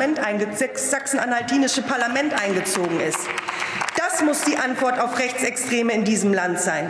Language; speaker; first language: German; native; German